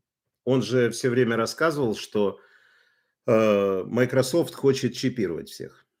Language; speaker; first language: Russian; native; Russian